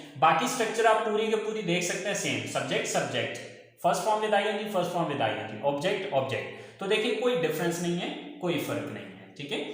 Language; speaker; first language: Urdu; native; Urdu